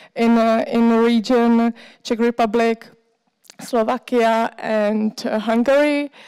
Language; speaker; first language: English; non-native, fluent; Czech